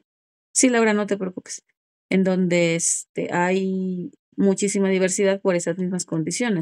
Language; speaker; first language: Spanish; native; Spanish